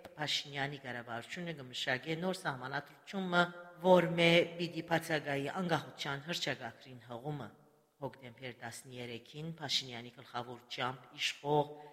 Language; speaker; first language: Armenian; early bilingual, heritage; Armenian